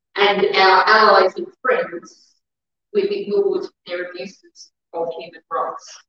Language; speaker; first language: English; native; English